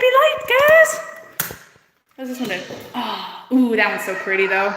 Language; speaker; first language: English; native; English